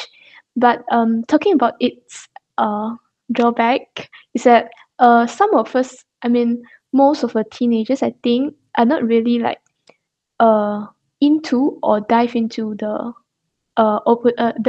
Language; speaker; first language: English; non-native, local second language; Chinese